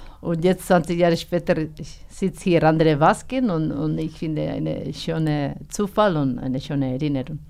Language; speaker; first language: German; non-native, fluent; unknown